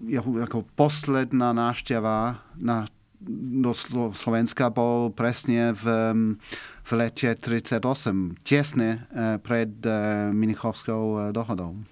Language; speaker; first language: Slovak; non-native, learner; English